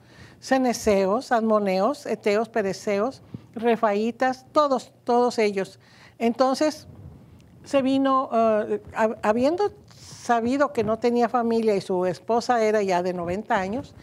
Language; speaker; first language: Spanish; native; Spanish